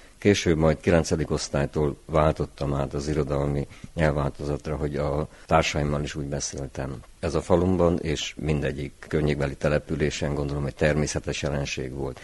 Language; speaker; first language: Hungarian; native; Hungarian